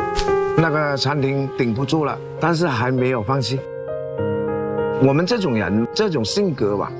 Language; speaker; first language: Chinese; non-native, local second language; Cantonese